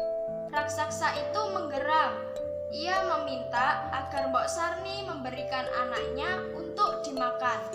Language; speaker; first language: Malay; non-native, local second language; Javanese